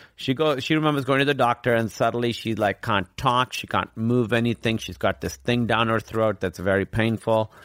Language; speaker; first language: English; non-native, local second language; Urdu